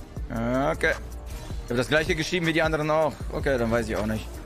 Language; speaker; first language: German; native; German